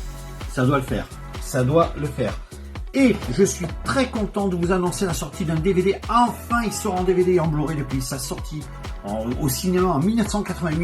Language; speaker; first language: French; native; French